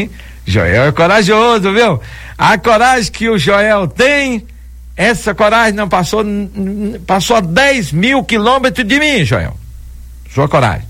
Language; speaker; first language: Portuguese; native; Portuguese